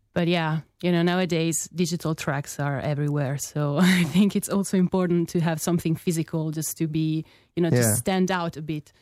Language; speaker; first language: English; non-native, fluent; Italian